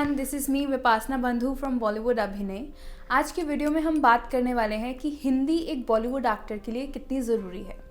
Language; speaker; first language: Hindi; non-native, local second language; Punjabi